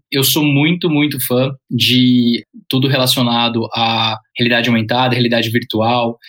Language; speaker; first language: Portuguese; early bilingual, heritage; Portuguese